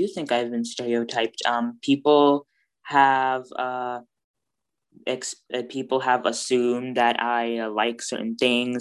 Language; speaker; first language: English; early bilingual, other home language; Bangla